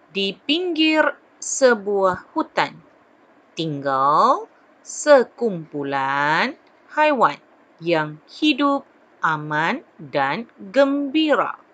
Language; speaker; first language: Malay; non-native, local second language; Chinese